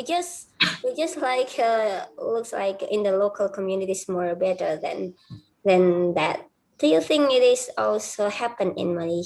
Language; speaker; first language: English; non-native, fluent; Indonesian